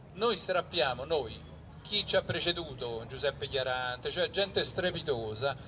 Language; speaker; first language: Italian; native; Italian